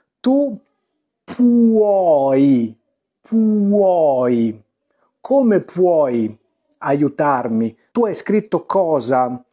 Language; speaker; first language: Italian; native; Italian